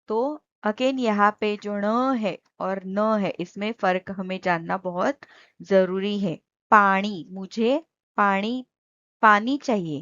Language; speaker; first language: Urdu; non-native, local second language; Marathi